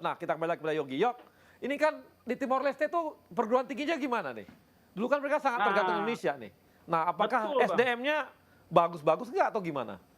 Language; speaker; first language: Indonesian; native; Indonesian